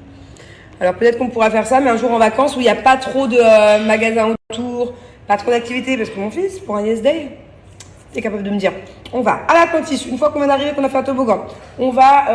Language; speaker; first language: French; native; French